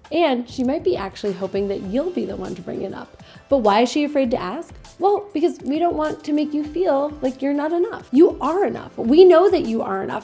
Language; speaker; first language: English; native; English